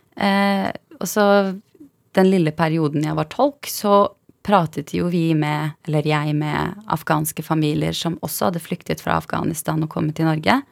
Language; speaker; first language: Norwegian; early bilingual, other home language; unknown